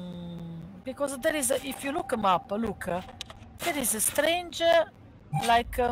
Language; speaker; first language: English; non-native, learner; Hungarian